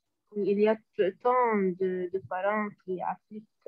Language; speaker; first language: French; non-native, learner; Arabic